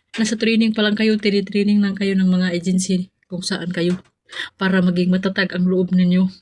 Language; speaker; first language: Filipino; non-native, local second language; Cebuano